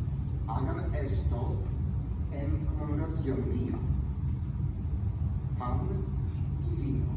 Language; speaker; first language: Spanish; non-native, fluent; Polish